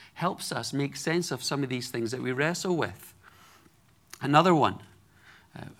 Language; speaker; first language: English; native; English